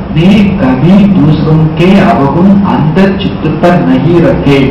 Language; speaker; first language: Hindi; non-native, local second language; Tamil